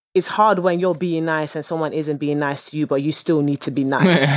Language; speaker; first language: English; early bilingual, other home language; Dutch